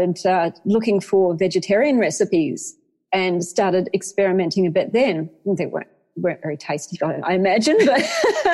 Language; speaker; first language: English; native; English